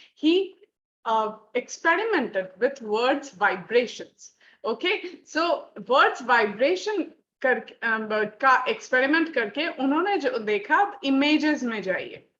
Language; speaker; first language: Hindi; non-native, local second language; Bangla